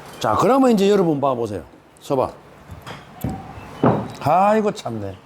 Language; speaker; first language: Korean; native; Korean